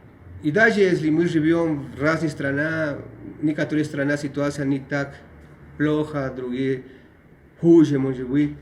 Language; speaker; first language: Russian; non-native, learner; Spanish